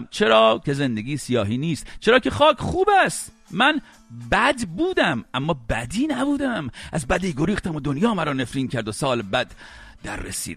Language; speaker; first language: Persian; native; Persian